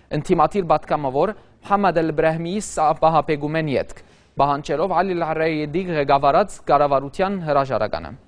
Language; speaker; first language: Armenian; early bilingual, heritage; Armenian